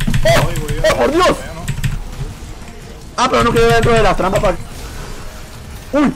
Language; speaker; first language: Spanish; native; Spanish